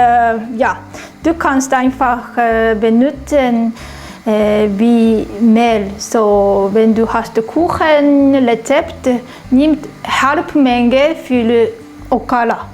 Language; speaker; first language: German; non-native, learner; Japanese